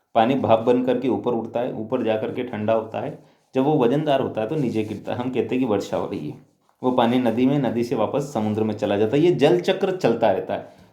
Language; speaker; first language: Hindi; native; Hindi